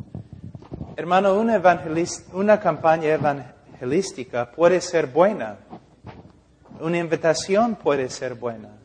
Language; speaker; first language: Spanish; non-native, fluent; English